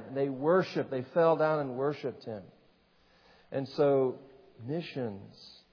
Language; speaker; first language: English; native; English